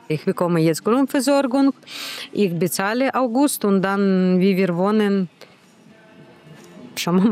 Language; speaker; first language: German; non-native, learner; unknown